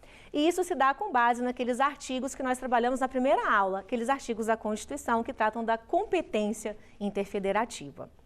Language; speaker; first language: Portuguese; native; Portuguese